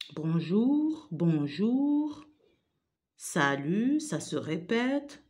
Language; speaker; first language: French; non-native, local second language; Arabic